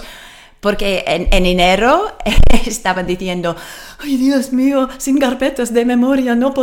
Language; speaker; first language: Spanish; non-native, learner; English